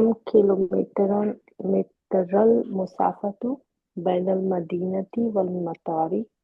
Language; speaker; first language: Arabic; non-native, learner; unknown